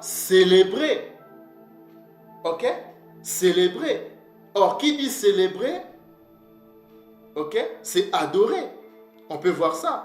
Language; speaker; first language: French; non-native, local second language; Kongo